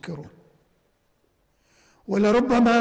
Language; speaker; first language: Arabic; native; Arabic